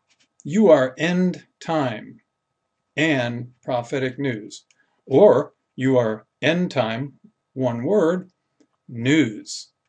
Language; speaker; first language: English; native; English